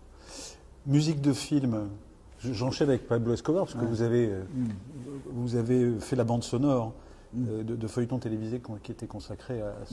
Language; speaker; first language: French; native; French